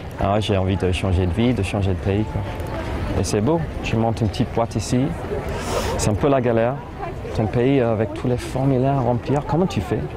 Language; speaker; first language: French; non-native, fluent; English